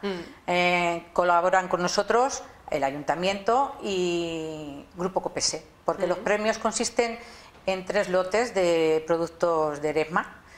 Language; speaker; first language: Spanish; native; Spanish